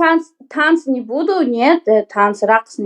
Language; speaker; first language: Russian; non-native, learner; Uzbek